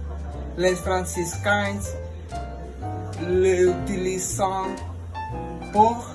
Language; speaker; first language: French; non-native, learner; Spanish